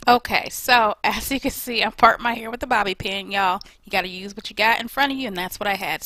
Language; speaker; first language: English; native; English